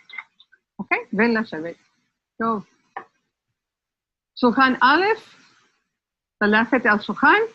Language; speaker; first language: Hebrew; non-native, fluent; English